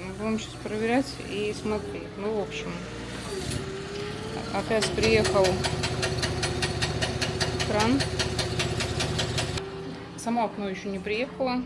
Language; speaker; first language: Russian; native; Russian